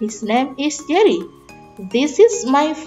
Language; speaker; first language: English; non-native, fluent; Indonesian